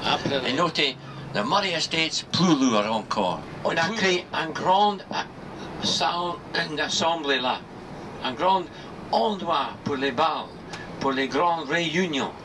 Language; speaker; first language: French; non-native, learner; English